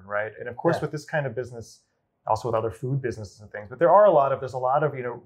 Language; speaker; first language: English; native; English